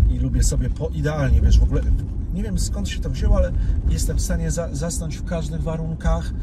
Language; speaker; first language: Polish; native; Polish